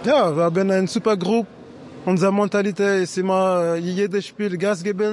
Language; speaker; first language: German; non-native, learner; French